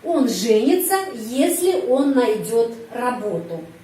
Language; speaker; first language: Russian; non-native, fluent; Indonesian